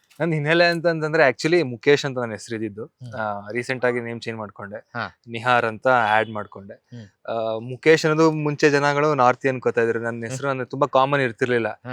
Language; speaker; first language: Kannada; native; Kannada